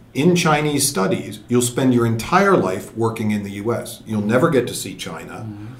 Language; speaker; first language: English; native; English